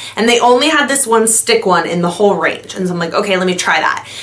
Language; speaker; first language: English; native; English